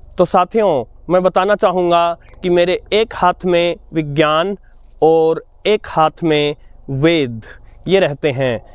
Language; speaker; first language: Hindi; native; Hindi